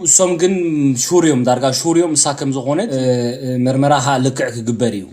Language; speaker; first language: Tigrinya; early bilingual, heritage; Tigrinya